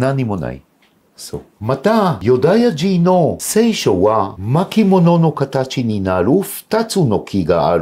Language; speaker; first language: Japanese; non-native, fluent; Hebrew